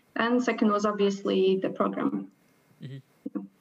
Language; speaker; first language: English; non-native, fluent; Latvian